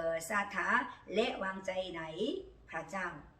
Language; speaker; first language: Thai; non-native, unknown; Korean